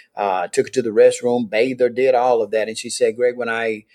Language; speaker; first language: English; native; English